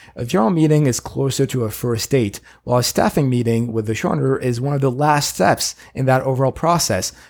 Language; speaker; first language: English; non-native, fluent; French